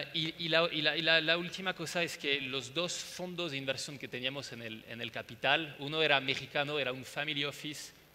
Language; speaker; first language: Spanish; non-native, fluent; French